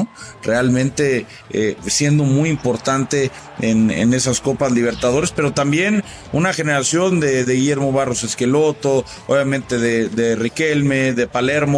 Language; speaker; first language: Spanish; native; Spanish